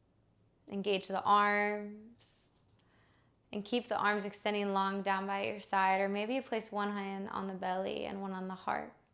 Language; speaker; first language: English; native; English